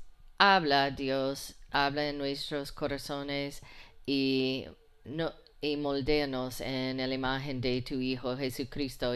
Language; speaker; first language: Spanish; non-native, fluent; English